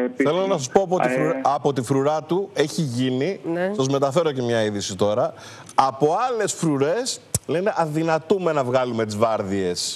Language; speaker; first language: Greek; native; Greek